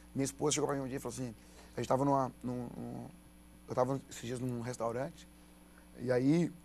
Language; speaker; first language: Portuguese; native; Portuguese